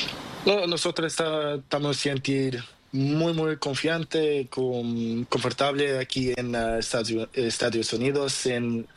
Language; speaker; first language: Spanish; non-native, learner; Portuguese